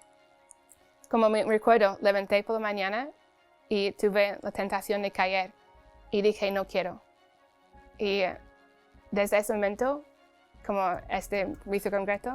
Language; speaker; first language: Spanish; non-native, fluent; English